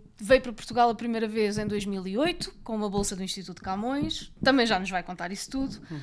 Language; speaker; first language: Portuguese; native; Portuguese